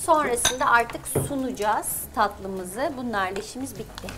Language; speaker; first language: Turkish; native; Turkish